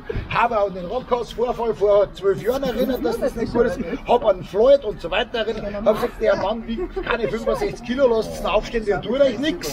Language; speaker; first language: German; native; German